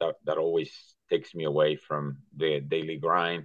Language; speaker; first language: English; non-native, fluent; Spanish